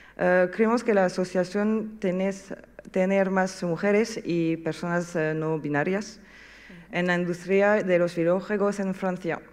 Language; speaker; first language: Spanish; non-native, learner; French